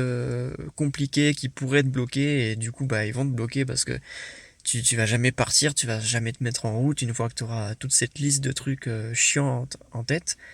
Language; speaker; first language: French; native; French